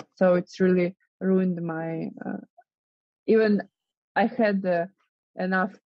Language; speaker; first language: English; non-native, fluent; Russian